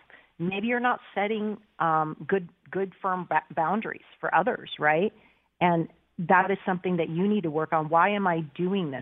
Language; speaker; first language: English; native; English